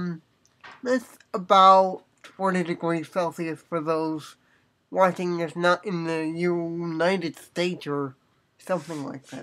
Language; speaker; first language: English; native; English